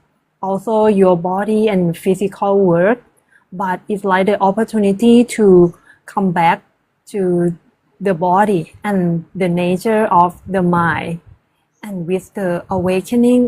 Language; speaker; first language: English; non-native, learner; Thai